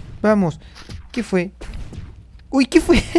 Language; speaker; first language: Spanish; native; Spanish